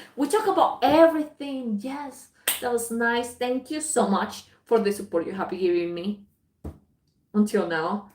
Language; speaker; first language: English; non-native, fluent; Spanish